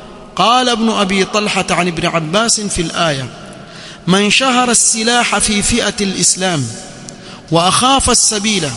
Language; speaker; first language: Arabic; non-native, fluent; Swahili